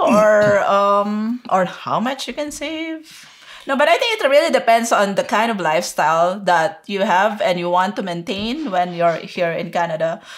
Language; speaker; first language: English; non-native, local second language; Filipino